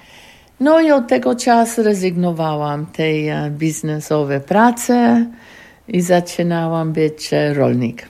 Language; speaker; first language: Polish; non-native, learner; English